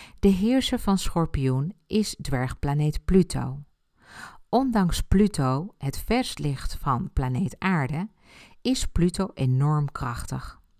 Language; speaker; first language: Dutch; early bilingual, other home language; Spanish